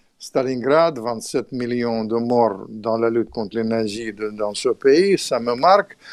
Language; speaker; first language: French; non-native, fluent; Russian